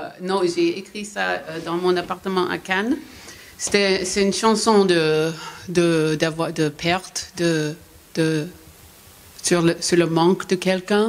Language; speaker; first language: French; non-native, learner; English